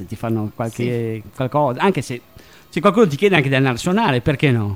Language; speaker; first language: Italian; native; Italian